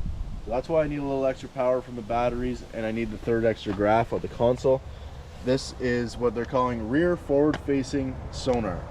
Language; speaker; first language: English; native; English